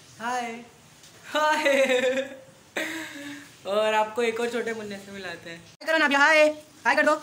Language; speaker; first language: Hindi; native; Hindi